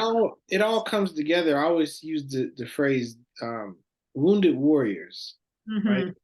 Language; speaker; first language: English; native; English